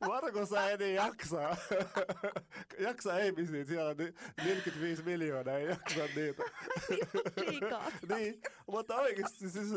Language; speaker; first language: Finnish; non-native, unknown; Arabic